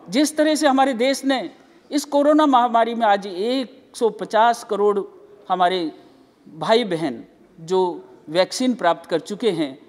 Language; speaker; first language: Hindi; native; Hindi